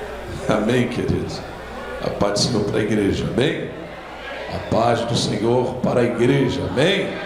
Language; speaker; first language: Portuguese; native; Portuguese